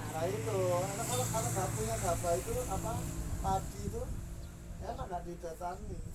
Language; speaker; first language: Indonesian; non-native, local second language; Javanese